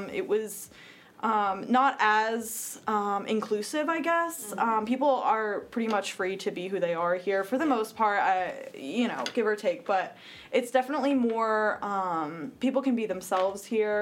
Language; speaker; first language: English; native; English